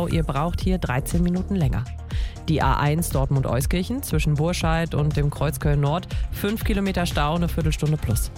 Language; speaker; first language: German; native; German